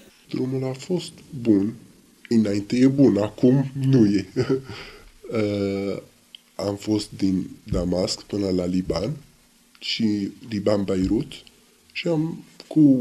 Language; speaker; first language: Romanian; non-native, learner; Arabic